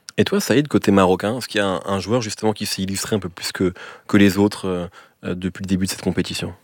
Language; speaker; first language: French; native; French